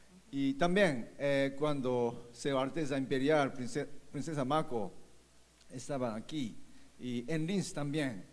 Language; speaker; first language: Portuguese; non-native, fluent; Japanese